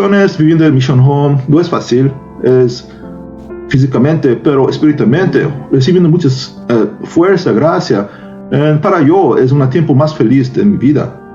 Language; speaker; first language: Spanish; non-native, learner; Korean